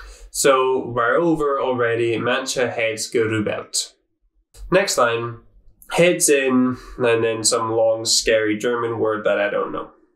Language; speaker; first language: English; native; English